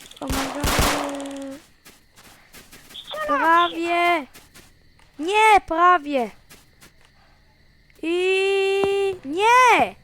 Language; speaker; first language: Polish; early bilingual, heritage; Polish